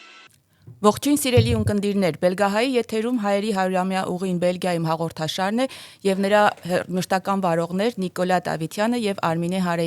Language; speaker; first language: Armenian; early bilingual, heritage; Armenian